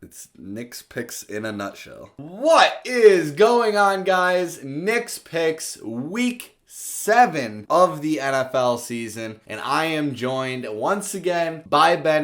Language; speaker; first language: English; native; English